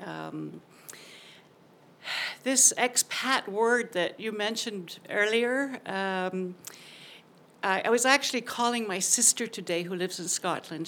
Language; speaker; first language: English; native; English